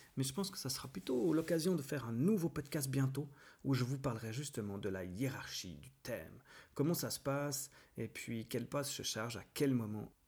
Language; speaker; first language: French; native; French